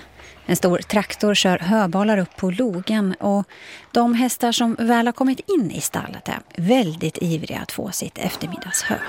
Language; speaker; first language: Swedish; native; Swedish